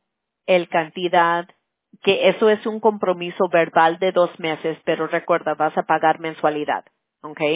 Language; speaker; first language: Spanish; early bilingual, heritage; English